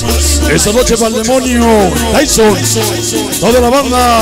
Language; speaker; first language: Spanish; native; Spanish